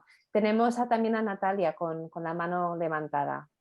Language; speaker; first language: Spanish; native; Spanish